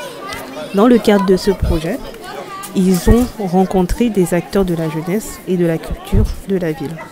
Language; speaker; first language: French; native; French